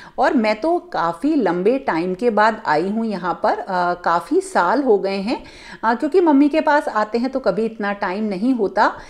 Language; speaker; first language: Hindi; native; Hindi